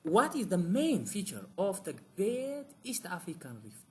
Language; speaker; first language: English; non-native, local second language; Amharic